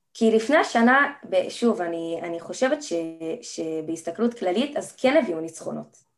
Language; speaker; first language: Hebrew; native; Hebrew